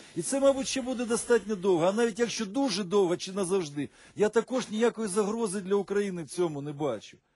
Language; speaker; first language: Ukrainian; non-native, local second language; Russian